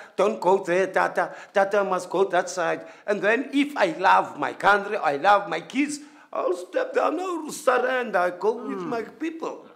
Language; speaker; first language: English; non-native, local second language; Xhosa